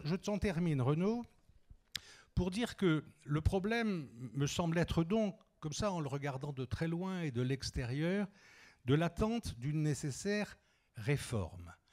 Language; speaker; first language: French; native; French